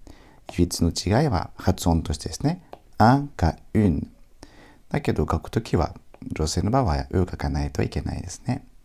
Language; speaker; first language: Japanese; non-native, fluent; French